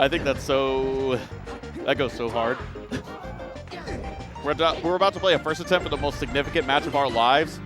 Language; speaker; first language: English; native; English